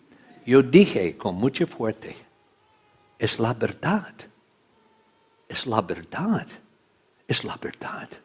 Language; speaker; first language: Spanish; non-native, learner; English